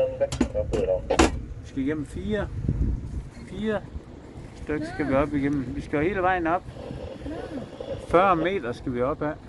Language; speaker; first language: Danish; native; Danish